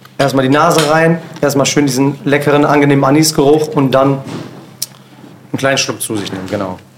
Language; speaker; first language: German; early bilingual, other home language; Turkish